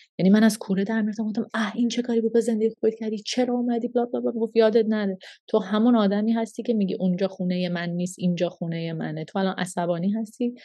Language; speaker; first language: Persian; early bilingual, heritage; Persian